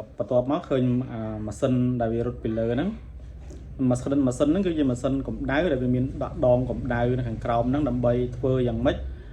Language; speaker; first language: Khmer; native; Khmer